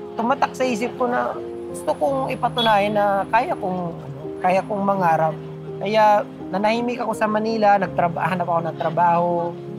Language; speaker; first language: Filipino; non-native, local second language; Bikol